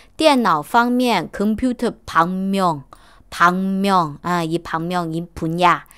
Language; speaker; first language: Korean; non-native, fluent; Chinese